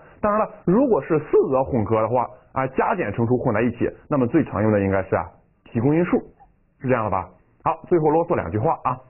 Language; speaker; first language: Chinese; native; Chinese